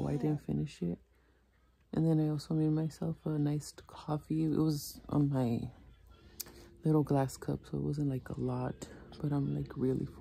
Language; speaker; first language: English; early bilingual, other home language; Spanish